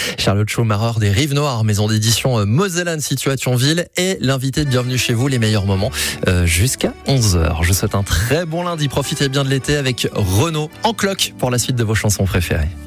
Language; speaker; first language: French; native; French